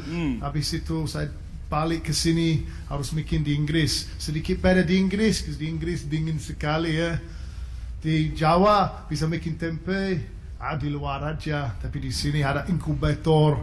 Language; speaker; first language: Indonesian; non-native, fluent; English